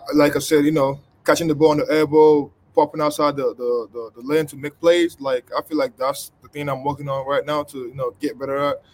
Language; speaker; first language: English; non-native, local second language; Igbo